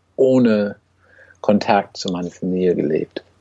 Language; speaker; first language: German; non-native, fluent; English